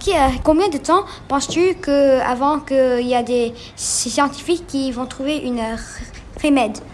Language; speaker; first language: French; non-native, learner; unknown